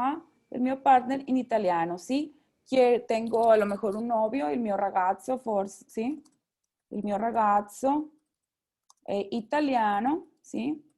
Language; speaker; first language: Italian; non-native, fluent; Spanish